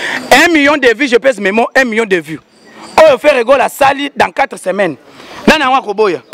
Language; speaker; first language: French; non-native, local second language; Lingala